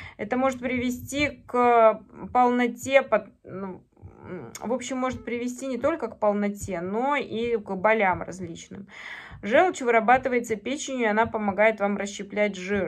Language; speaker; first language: Russian; native; Russian